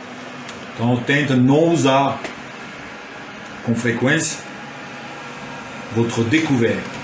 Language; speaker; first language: Portuguese; non-native, fluent; French